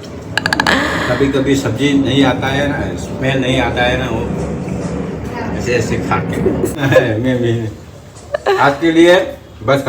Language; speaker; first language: Hindi; non-native, local second language; Manipuri